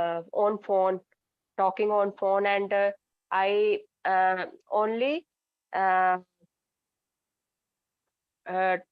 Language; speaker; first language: English; non-native, learner; Hindi